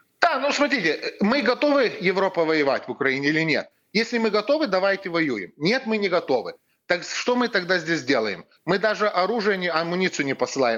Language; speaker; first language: Russian; non-native, fluent; Lithuanian